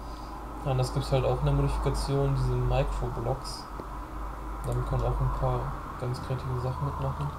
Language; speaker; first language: German; native; German